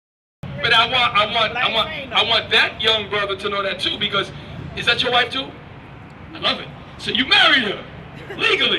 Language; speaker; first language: English; native; English